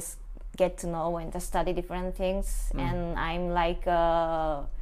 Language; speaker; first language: English; non-native, learner; Spanish